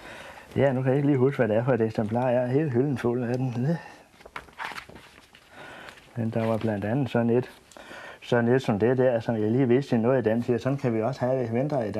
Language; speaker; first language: Danish; native; Danish